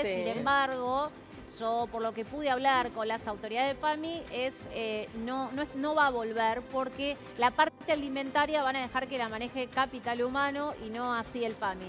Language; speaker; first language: Spanish; native; Spanish